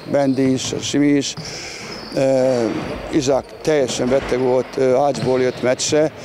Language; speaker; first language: Hungarian; non-native, learner; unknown